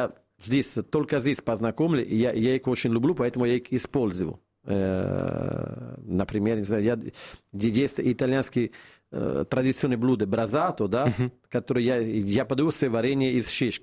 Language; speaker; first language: Russian; non-native, fluent; Italian